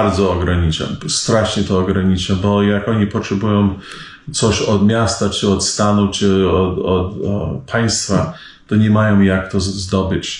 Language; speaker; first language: Polish; early bilingual, heritage; Polish